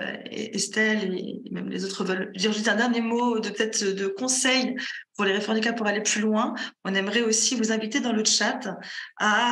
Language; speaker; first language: French; native; French